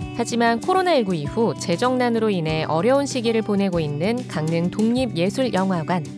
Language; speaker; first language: Korean; native; Korean